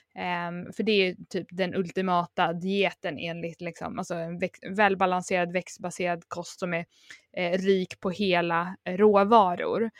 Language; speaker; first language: Swedish; native; Swedish